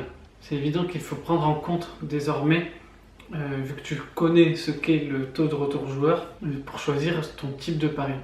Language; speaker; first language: French; native; French